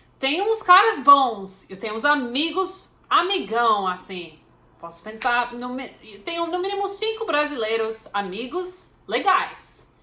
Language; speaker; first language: Portuguese; non-native, fluent; English